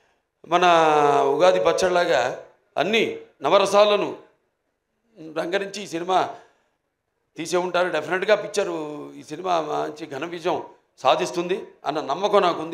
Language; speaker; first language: Telugu; native; Telugu